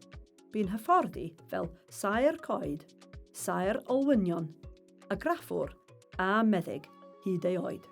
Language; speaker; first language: Welsh; native; Welsh